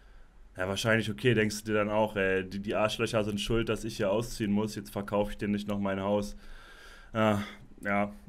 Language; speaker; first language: German; native; German